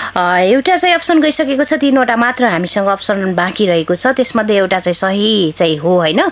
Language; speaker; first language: Nepali; non-native, local second language; Dangaura Tharu